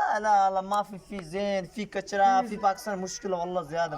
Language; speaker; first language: Arabic; non-native, learner; Urdu